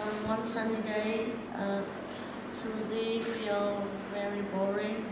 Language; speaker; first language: English; non-native, learner; Vietnamese